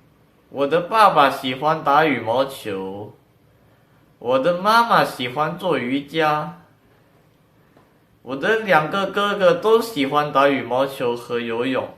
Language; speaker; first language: Chinese; non-native, learner; Indonesian